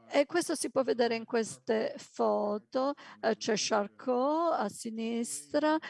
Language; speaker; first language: Italian; non-native, fluent; Dutch